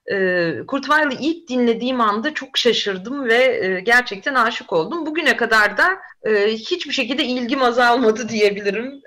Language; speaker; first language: Turkish; native; Turkish